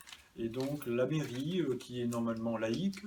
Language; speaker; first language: French; native; French